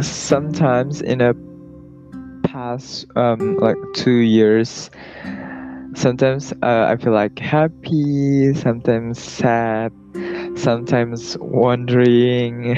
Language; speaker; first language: English; non-native, learner; Indonesian